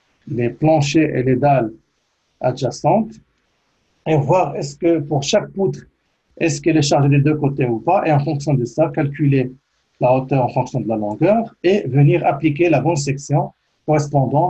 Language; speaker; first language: French; native; French